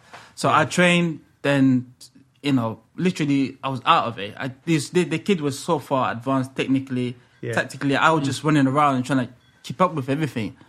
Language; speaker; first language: English; early bilingual, other home language; French